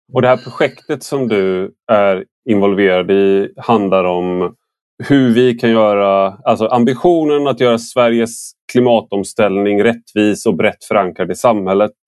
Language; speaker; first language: Swedish; native; Swedish